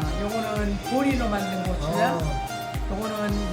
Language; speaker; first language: Korean; native; Korean